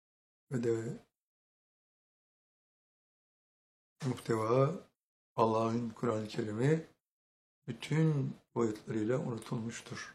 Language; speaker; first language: Turkish; native; Turkish